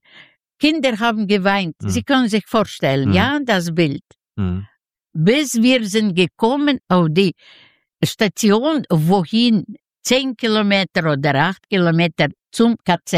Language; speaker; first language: German; non-native, fluent; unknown